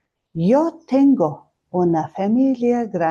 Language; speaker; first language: Spanish; non-native, fluent; Mongolian